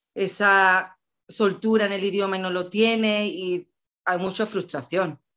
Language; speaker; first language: Spanish; native; Spanish